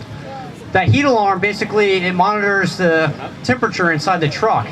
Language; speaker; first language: English; native; English